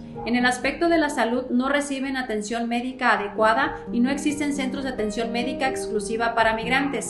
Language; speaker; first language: Spanish; native; Spanish